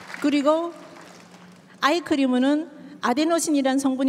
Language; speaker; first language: Korean; native; Korean